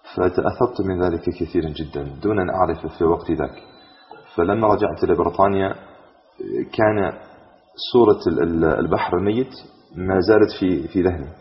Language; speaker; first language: Arabic; non-native, fluent; English